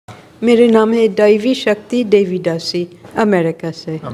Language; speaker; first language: Hindi; non-native, fluent; English